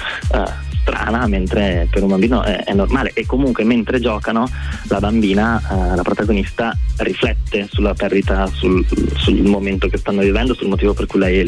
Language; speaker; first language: Italian; native; Italian